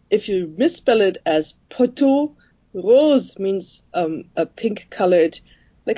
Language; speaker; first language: English; non-native, fluent; German